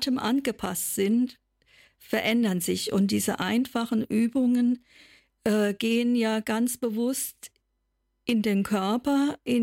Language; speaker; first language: German; native; German